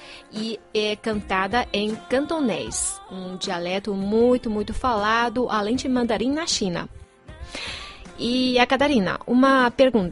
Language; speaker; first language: Portuguese; non-native, fluent; Chinese